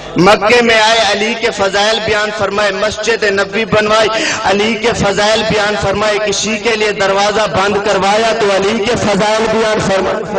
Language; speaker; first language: Urdu; non-native, local second language; Saraiki